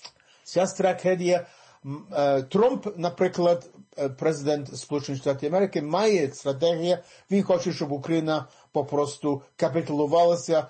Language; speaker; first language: Ukrainian; early bilingual, heritage; English